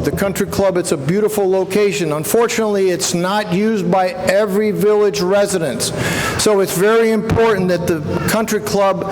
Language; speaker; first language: English; non-native, fluent; Spanish